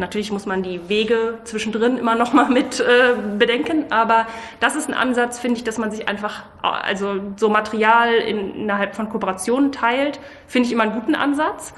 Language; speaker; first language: German; native; German